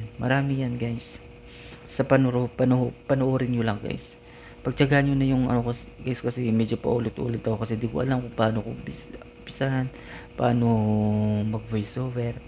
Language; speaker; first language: Filipino; non-native, local second language; Iloko